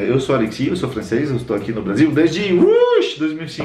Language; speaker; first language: Portuguese; non-native, fluent; French